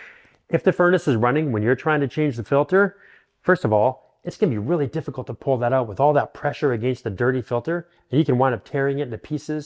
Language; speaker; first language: English; native; English